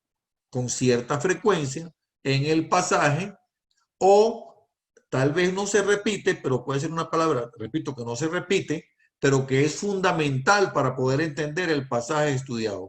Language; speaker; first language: Spanish; native; Spanish